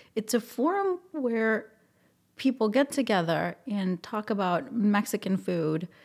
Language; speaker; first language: English; non-native, fluent; Spanish